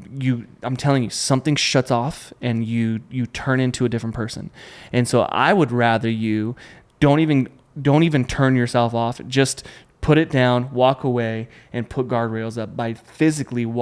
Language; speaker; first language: English; native; English